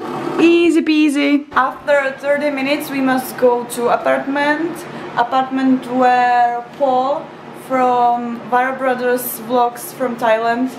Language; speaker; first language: English; non-native, learner; Czech